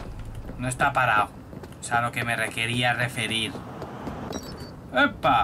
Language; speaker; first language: Spanish; native; Spanish